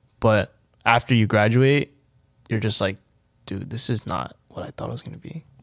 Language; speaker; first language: English; native; English